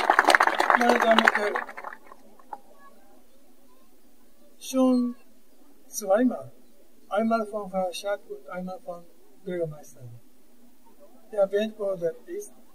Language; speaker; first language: German; non-native, fluent; Japanese